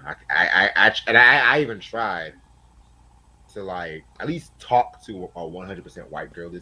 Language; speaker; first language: English; native; English